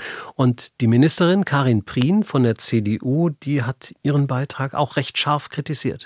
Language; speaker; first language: German; native; German